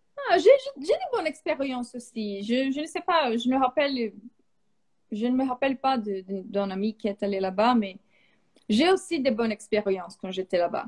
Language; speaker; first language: French; non-native, fluent; Portuguese